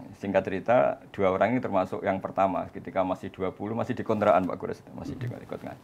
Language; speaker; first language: Indonesian; native; Indonesian